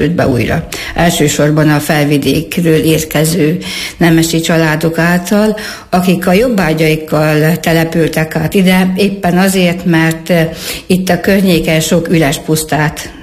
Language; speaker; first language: Hungarian; native; Hungarian